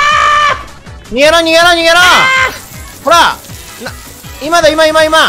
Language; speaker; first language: Japanese; native; Japanese